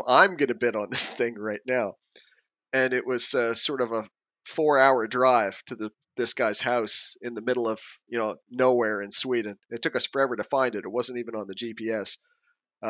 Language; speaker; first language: English; native; English